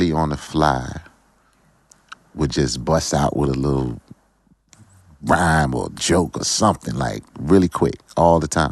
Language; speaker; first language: English; native; English